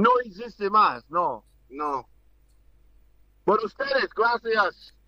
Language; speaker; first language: Spanish; non-native, learner; English